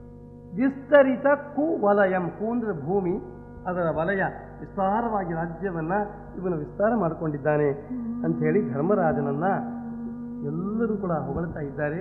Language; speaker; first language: Kannada; native; Kannada